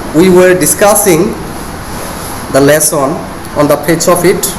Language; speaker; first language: English; non-native, local second language; Assamese